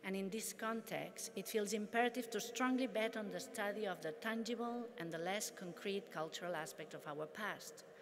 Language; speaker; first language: English; non-native, fluent; Catalan